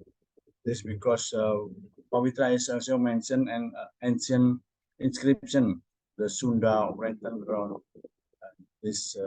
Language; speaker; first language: English; non-native, learner; Indonesian